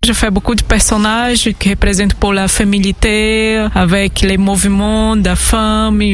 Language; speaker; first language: French; non-native, fluent; Portuguese